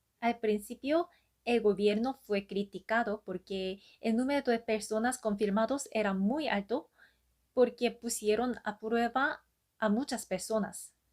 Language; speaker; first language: Spanish; non-native, fluent; Korean